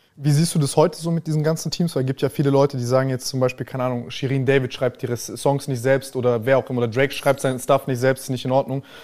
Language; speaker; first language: German; native; German